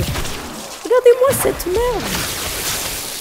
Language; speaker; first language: French; native; French